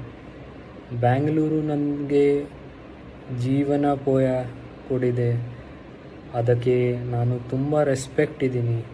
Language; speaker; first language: Kannada; non-native, local second language; Hindi